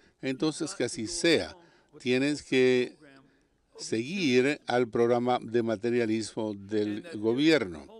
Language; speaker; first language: Spanish; non-native, fluent; English